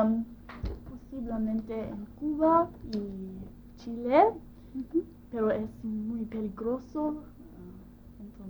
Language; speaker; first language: Spanish; non-native, learner; English